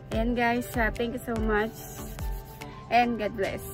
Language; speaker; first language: English; non-native, local second language; Filipino